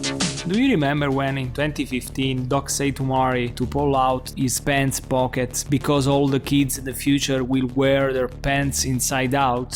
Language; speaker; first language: English; non-native, fluent; Italian